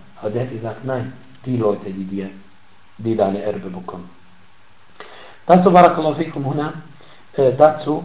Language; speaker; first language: German; non-native, fluent; Arabic